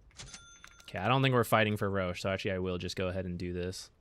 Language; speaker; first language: English; native; English